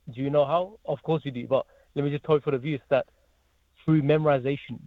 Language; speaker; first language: English; native; English